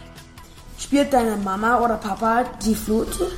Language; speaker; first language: German; non-native, learner; English